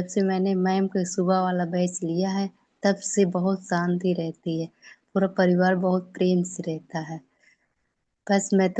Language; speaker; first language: Hindi; native; Hindi